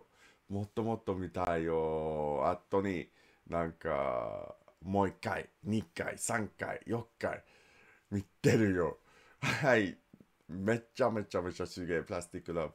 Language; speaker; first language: Japanese; non-native, learner; English